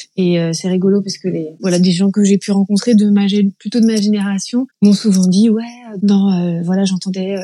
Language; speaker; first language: French; native; French